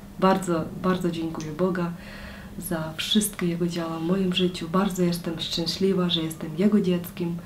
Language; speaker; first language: Polish; non-native, learner; Ukrainian